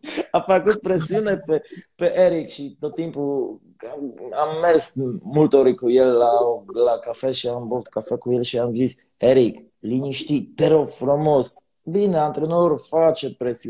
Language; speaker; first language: Romanian; non-native, learner; Polish